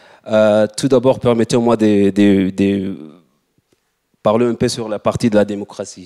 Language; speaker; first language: French; non-native, local second language; Arabic